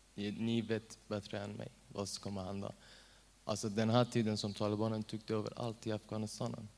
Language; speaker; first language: Swedish; non-native, fluent; Persian